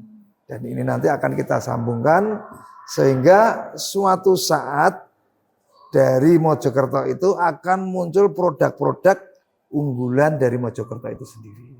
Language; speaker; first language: Indonesian; native; Indonesian